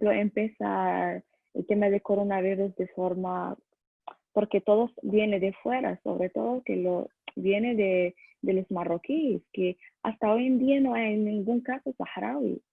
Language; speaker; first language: Spanish; non-native, learner; Arabic